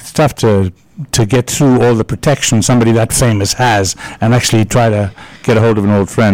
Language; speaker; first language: English; native; English